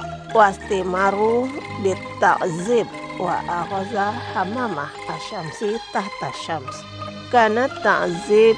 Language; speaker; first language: Arabic; non-native, learner; Indonesian